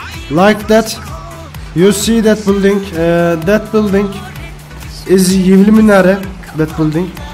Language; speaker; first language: English; non-native, learner; Turkish